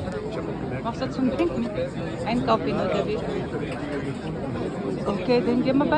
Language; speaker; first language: German; non-native, learner; Filipino